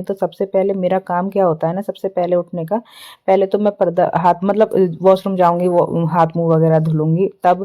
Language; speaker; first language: Hindi; native; Hindi